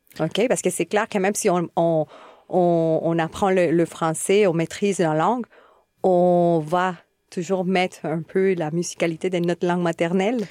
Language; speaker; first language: French; non-native, fluent; Spanish